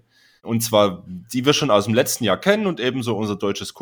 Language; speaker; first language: German; native; German